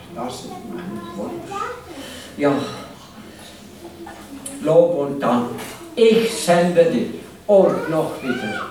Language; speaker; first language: German; non-native, fluent; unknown